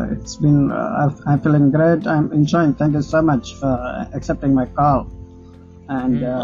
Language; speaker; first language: English; non-native, local second language; Urdu